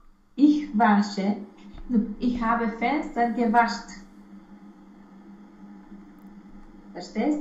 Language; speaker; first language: German; non-native, learner; Romanian